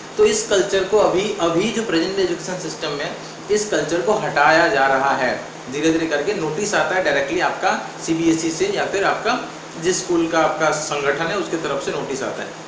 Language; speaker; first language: Hindi; non-native, local second language; Odia